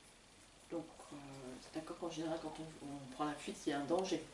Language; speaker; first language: French; native; French